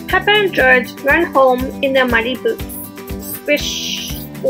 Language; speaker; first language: English; native; English